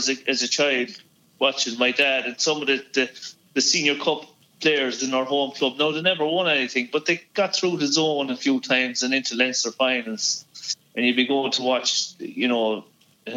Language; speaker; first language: English; native; English